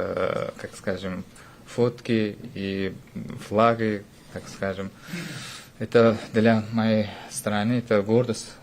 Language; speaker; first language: Russian; non-native, fluent; Uzbek